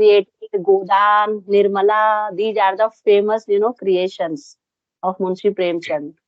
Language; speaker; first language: English; non-native, local second language; Hindi